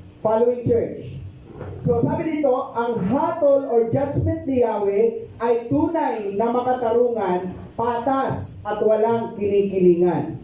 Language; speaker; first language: Filipino; non-native, local second language; Pampanga